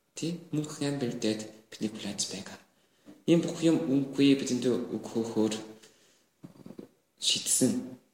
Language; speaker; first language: Mongolian; non-native, learner; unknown